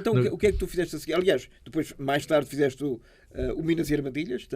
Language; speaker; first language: Portuguese; native; Portuguese